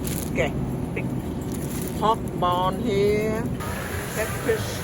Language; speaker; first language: English; non-native, learner; Vietnamese